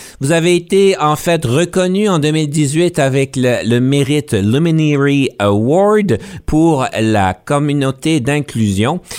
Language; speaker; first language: French; native; French